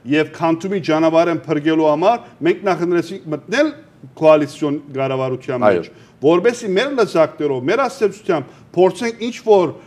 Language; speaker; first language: Armenian; early bilingual, heritage; Armenian